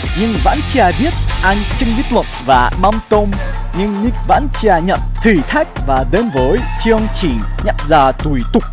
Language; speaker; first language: Vietnamese; non-native, learner; Russian